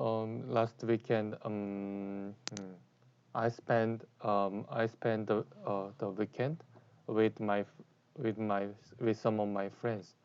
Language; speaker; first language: English; non-native, learner; Korean